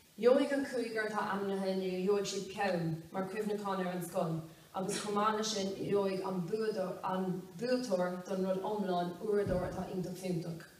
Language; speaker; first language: Irish; non-native, local second language; English